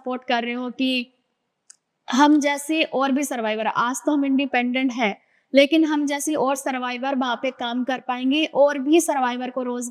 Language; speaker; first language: Hindi; native; Hindi